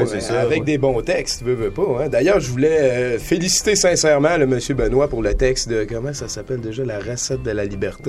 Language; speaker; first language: French; native; French